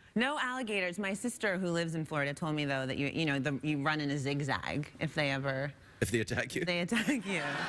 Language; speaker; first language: English; native; English